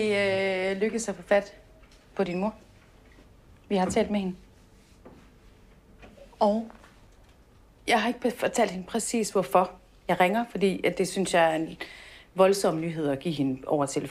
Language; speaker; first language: Danish; native; Danish